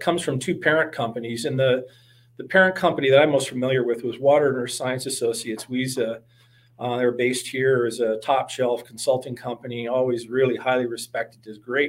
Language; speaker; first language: English; native; English